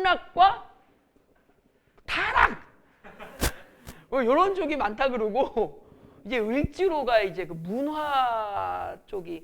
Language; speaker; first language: Korean; native; Korean